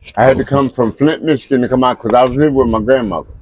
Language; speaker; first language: English; native; English